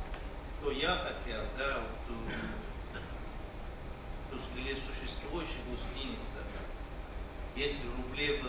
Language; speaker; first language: Russian; non-native, fluent; Turkish